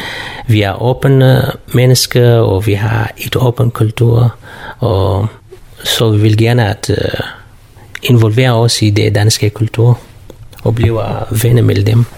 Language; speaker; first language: Danish; non-native, learner; Kurdish